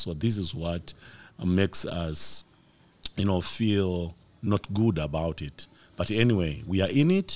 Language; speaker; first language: English; non-native, local second language; Shona